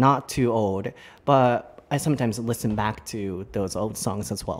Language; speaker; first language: English; non-native, fluent; Japanese